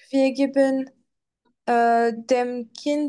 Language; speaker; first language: German; non-native, learner; French